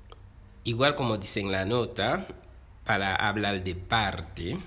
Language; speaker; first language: Spanish; non-native, fluent; Haitian Creole